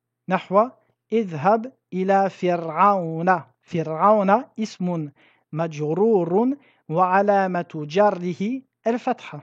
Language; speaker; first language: Arabic; non-native, fluent; French